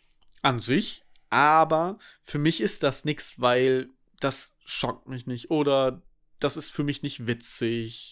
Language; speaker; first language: German; native; German